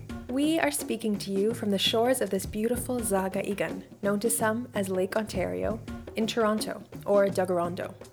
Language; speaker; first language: English; early bilingual, other home language; Spanish